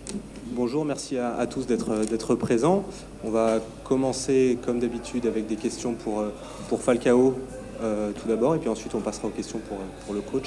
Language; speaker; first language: French; native; French